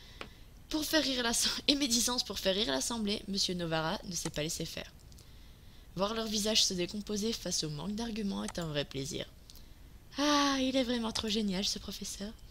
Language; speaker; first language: French; native; French